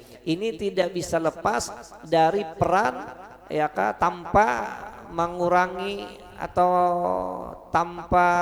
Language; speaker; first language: Indonesian; non-native, local second language; Banjar